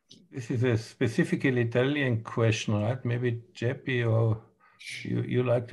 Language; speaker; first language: English; non-native, fluent; German